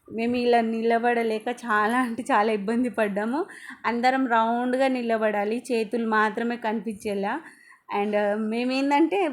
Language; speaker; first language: Telugu; non-native, local second language; Lambadi